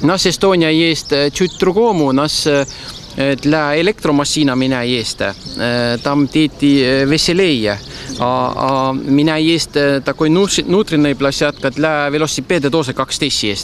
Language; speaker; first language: Russian; non-native, learner; Estonian